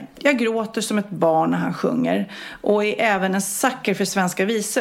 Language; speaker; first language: Swedish; native; Swedish